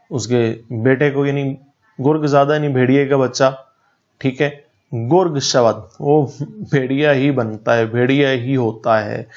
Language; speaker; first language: Urdu; native; Urdu